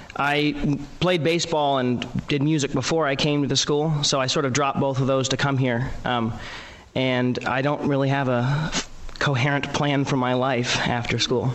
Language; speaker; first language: English; native; English